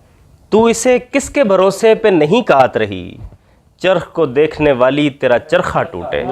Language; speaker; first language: Urdu; native; Urdu